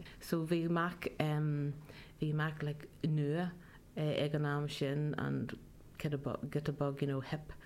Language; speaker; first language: Irish; non-native, local second language; English